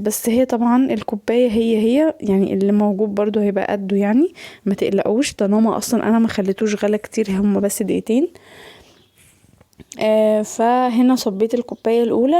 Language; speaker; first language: Arabic; native; Arabic